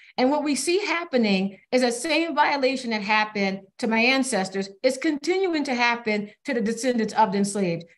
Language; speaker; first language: English; native; English